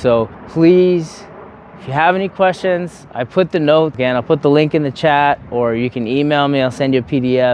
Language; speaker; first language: English; native; English